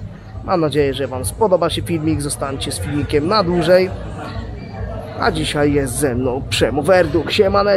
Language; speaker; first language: Polish; native; Polish